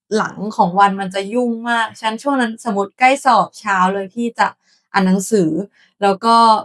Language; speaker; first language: Thai; native; Thai